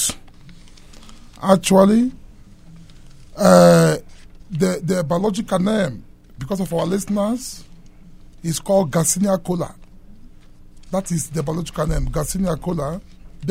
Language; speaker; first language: English; non-native, local second language; Igbo